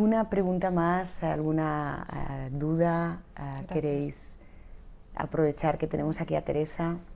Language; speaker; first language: Spanish; native; Spanish